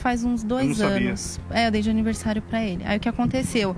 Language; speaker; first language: Portuguese; native; Portuguese